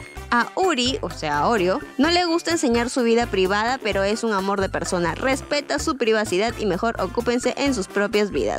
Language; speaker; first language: Spanish; native; Spanish